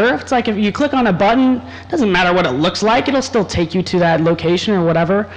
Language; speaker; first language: English; native; English